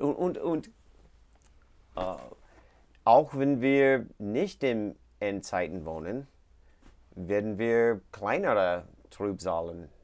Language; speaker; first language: German; non-native, learner; English